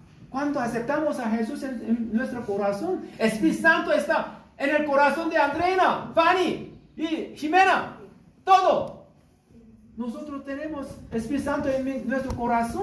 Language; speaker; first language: Spanish; non-native, learner; Korean